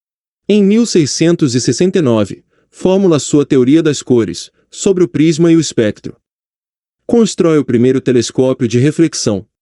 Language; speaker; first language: Portuguese; native; Portuguese